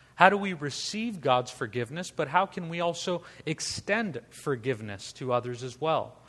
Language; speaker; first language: English; native; English